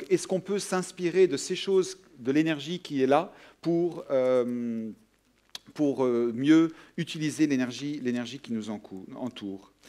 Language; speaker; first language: French; native; French